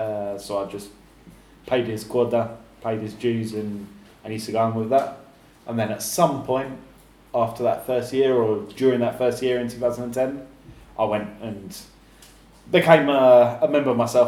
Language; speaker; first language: English; native; English